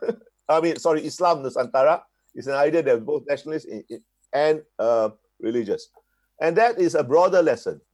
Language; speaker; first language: English; native; English